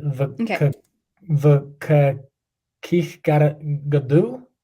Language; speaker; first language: Russian; non-native, learner; English